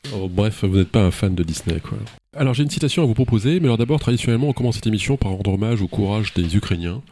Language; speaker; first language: French; native; French